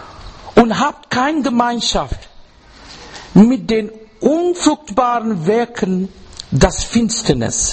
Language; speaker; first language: German; non-native, fluent; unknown